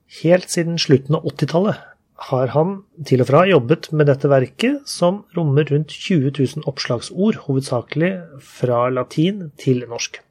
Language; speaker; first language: Norwegian; native; Norwegian